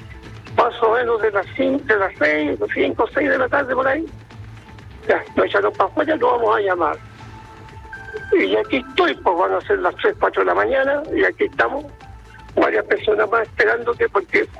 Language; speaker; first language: Spanish; native; Spanish